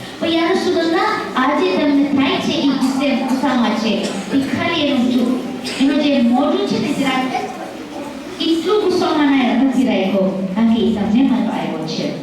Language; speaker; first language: Gujarati; early bilingual, heritage; Gujarati